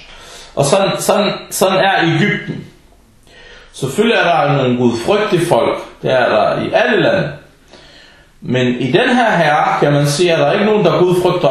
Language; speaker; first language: Danish; early bilingual, other home language; Arabic